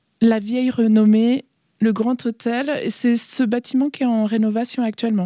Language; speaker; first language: French; native; French